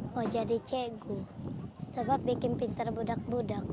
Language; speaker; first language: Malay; early bilingual, other home language; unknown